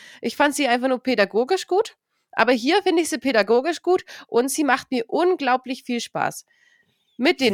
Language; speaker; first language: German; native; German